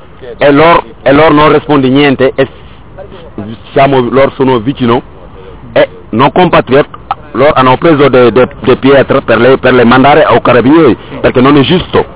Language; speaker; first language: Italian; non-native, learner; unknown